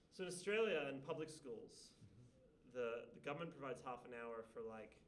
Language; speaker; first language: English; native; English